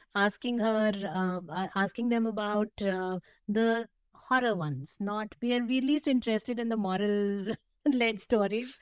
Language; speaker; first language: English; non-native, local second language; Hindi